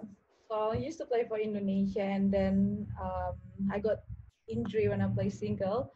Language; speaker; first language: English; non-native, learner; Indonesian